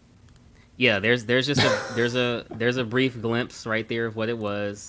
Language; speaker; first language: English; native; English